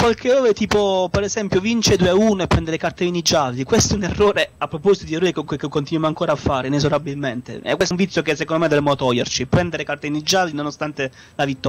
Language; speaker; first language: Italian; native; Italian